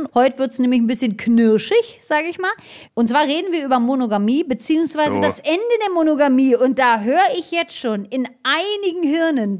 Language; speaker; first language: German; native; German